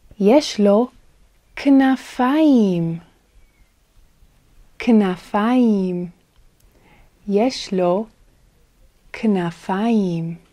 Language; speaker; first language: Hebrew; non-native, fluent; English